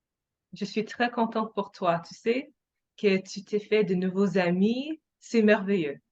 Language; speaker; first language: French; non-native, fluent; English